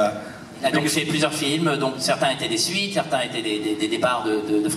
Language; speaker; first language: French; native; French